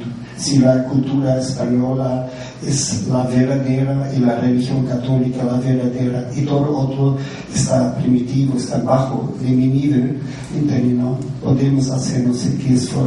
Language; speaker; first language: Spanish; non-native, fluent; German